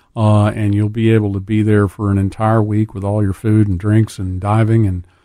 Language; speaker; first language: English; native; English